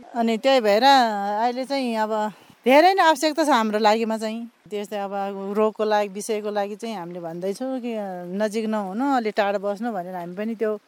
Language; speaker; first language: Nepali; non-native, local second language; Eastern Tamang